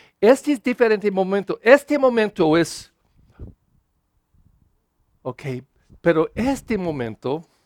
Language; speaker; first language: Spanish; non-native, learner; English